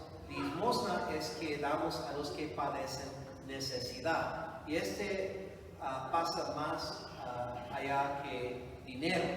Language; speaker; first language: Spanish; non-native, fluent; English